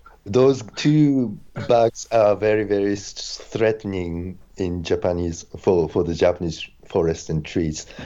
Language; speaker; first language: English; non-native, fluent; Japanese